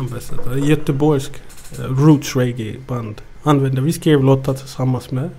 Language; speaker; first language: Swedish; early bilingual, other home language; Amharic